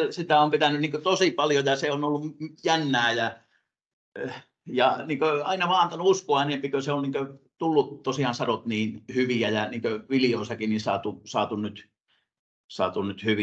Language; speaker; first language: Finnish; native; Finnish